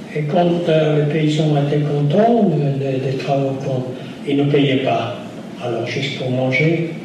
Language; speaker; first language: French; non-native, fluent; Yiddish